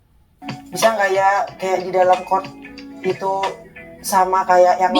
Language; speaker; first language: Indonesian; native; Indonesian